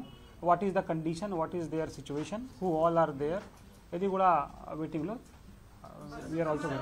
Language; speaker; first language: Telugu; non-native, local second language; Urdu